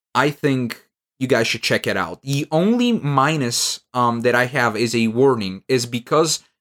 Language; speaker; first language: English; non-native, fluent; Bulgarian